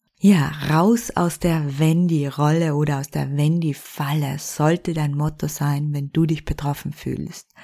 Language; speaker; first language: German; native; German